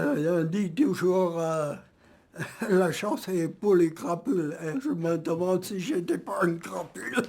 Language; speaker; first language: French; early bilingual, other home language; German